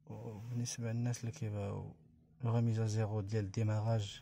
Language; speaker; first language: French; non-native, local second language; Arabic